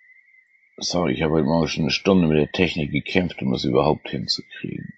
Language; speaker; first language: German; native; German